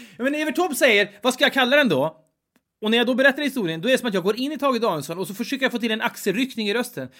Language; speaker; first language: Swedish; native; Swedish